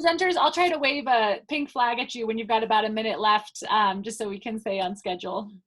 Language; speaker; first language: English; native; English